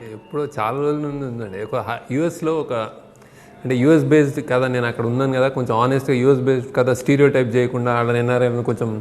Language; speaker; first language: Telugu; native; Telugu